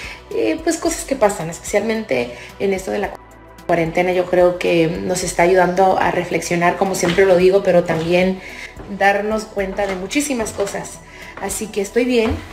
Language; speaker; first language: Spanish; early bilingual, other home language; English